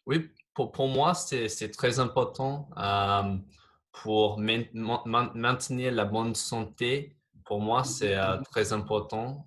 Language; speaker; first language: French; non-native, fluent; English